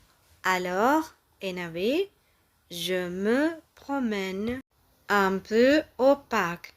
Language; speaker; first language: French; non-native, fluent; Tamil